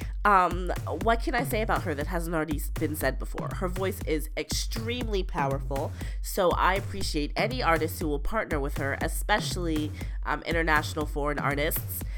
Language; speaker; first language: English; native; English